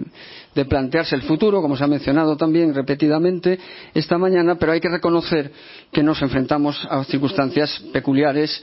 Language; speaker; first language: Spanish; native; Spanish